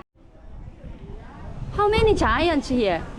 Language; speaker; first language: English; non-native, learner; Korean